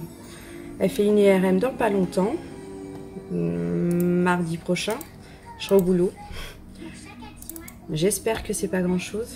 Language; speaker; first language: French; native; French